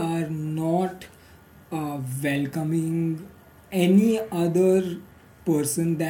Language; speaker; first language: English; non-native, local second language; Marathi